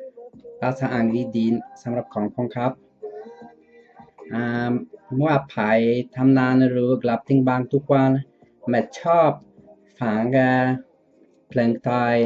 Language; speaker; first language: Thai; non-native, learner; Dutch